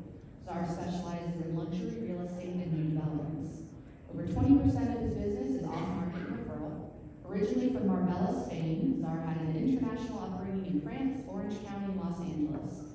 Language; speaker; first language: English; native; English